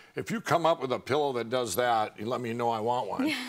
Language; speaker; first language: English; native; English